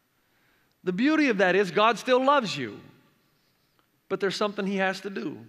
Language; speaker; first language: English; native; English